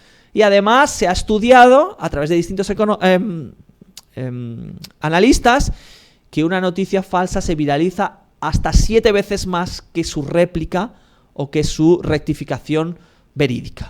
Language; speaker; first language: Spanish; native; Spanish